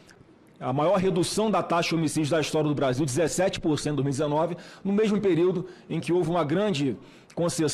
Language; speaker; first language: Portuguese; native; Portuguese